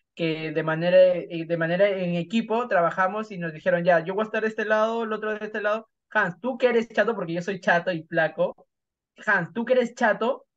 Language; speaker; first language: Spanish; native; Spanish